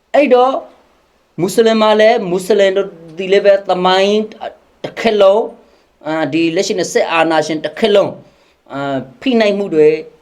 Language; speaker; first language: Burmese; native; Burmese